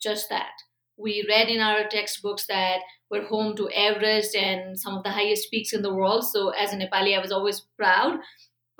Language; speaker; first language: English; non-native, local second language; Nepali